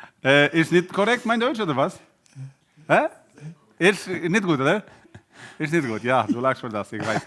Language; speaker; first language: German; non-native, learner; Albanian